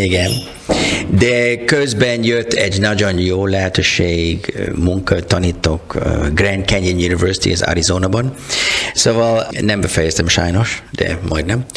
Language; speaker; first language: Hungarian; non-native, learner; English